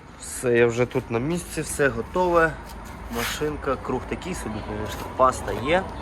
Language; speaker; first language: Ukrainian; non-native, local second language; Russian